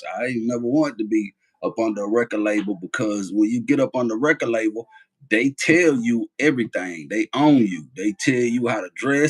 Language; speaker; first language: English; native; English